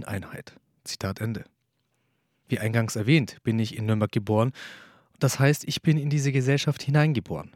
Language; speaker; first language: German; early bilingual, other home language; Turkish